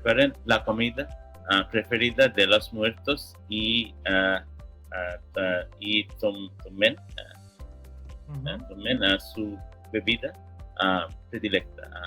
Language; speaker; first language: Spanish; non-native, learner; English